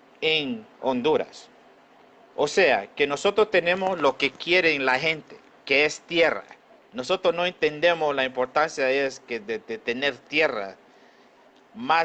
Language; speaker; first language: Spanish; non-native, local second language; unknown